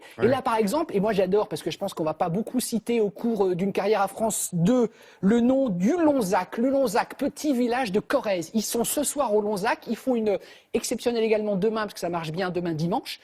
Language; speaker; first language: French; native; French